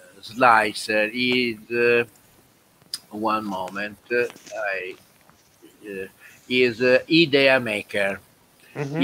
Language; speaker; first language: English; non-native, learner; Italian